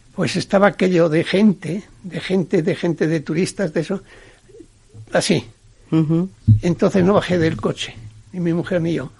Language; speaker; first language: Spanish; native; Spanish